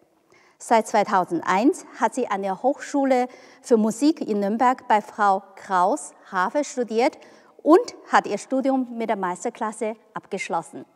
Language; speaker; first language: German; non-native, fluent; Chinese